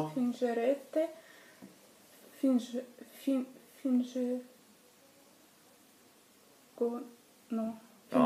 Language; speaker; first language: Italian; non-native, learner; Russian